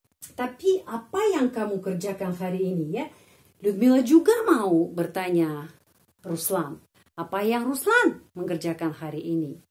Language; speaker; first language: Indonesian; non-native, fluent; Russian